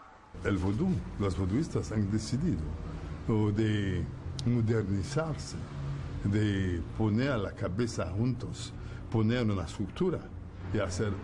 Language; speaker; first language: Spanish; non-native, fluent; Haitian Creole